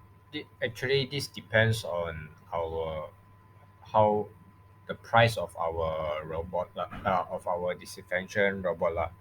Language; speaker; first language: English; non-native, local second language; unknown